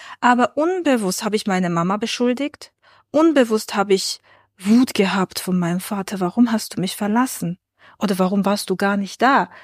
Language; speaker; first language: German; non-native, fluent; Armenian